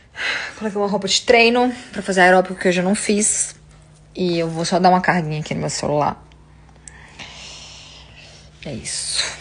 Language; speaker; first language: Portuguese; native; Portuguese